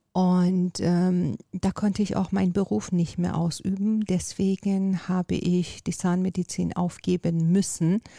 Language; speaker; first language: German; non-native, fluent; Persian